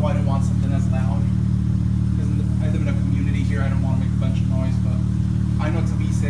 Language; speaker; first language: English; native; English